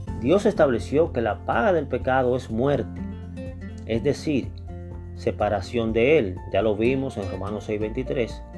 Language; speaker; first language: Spanish; native; Spanish